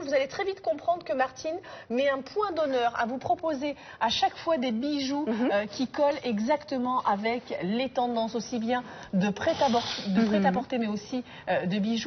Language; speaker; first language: French; native; French